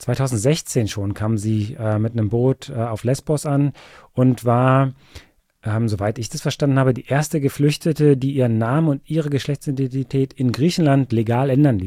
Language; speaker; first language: German; native; German